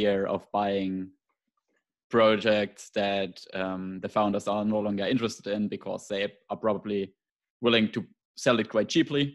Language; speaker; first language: English; non-native, fluent; German